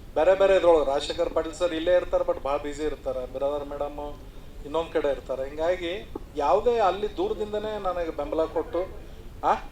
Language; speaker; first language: Kannada; native; Kannada